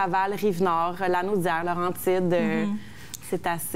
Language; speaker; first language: French; native; French